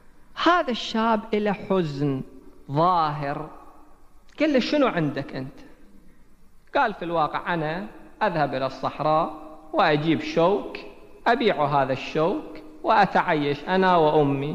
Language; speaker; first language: Arabic; native; Arabic